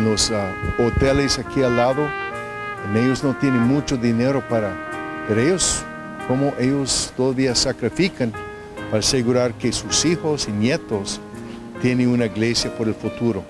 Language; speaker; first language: Spanish; non-native, fluent; English